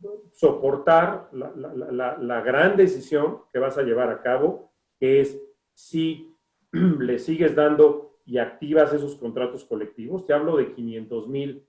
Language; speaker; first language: Spanish; native; Spanish